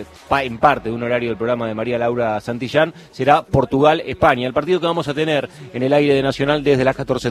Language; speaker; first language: Spanish; native; Spanish